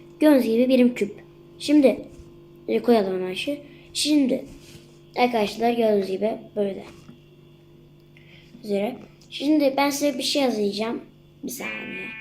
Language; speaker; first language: Turkish; native; Turkish